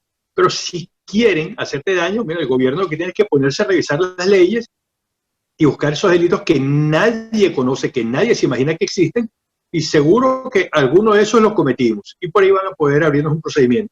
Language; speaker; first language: Spanish; native; Spanish